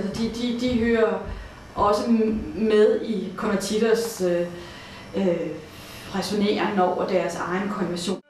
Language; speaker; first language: Danish; native; Danish